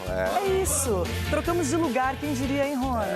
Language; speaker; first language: Portuguese; native; Portuguese